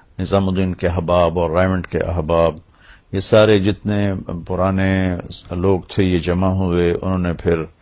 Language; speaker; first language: Urdu; non-native, local second language; Punjabi